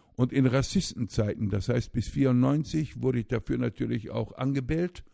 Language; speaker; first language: German; native; German